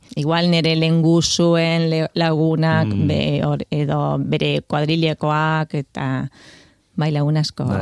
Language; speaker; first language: Basque; non-native, fluent; Spanish